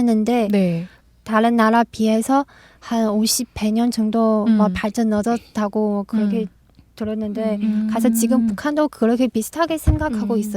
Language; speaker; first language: Korean; non-native, fluent; Chinese